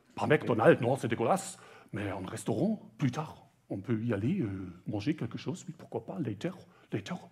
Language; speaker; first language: German; native; German